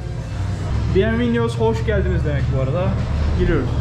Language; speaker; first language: Turkish; native; Turkish